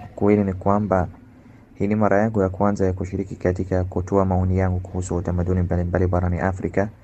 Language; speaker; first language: Swahili; non-native, fluent; Arabic